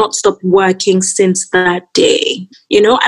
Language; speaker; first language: English; non-native, local second language; Yoruba